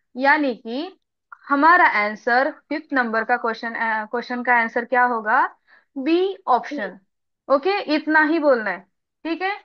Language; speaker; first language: Hindi; non-native, local second language; Marathi